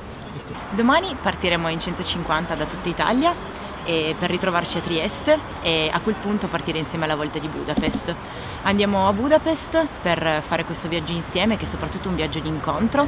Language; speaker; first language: Italian; native; Italian